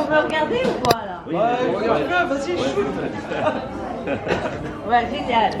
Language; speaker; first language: French; native; French